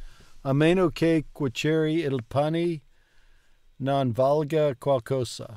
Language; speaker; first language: Italian; non-native, learner; English